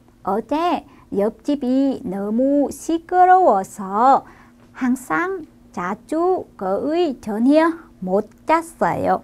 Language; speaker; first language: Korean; non-native, fluent; Vietnamese